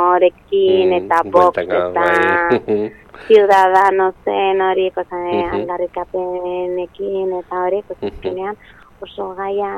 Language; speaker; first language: Basque; non-native, local second language; Spanish